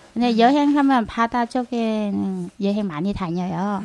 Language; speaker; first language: Korean; non-native, learner; Vietnamese